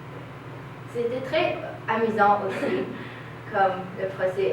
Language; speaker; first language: French; non-native, learner; English